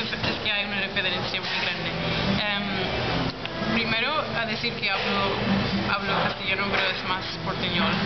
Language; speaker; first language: Spanish; non-native, fluent; English